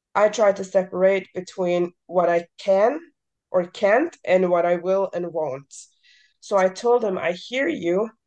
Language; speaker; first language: English; early bilingual, other home language; Norwegian